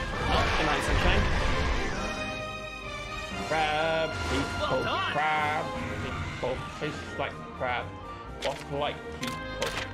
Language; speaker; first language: English; native; English